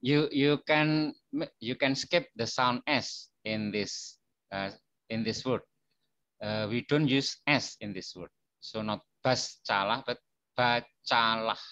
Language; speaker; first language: English; non-native, fluent; Indonesian